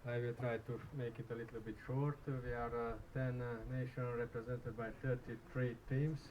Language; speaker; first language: English; non-native, learner; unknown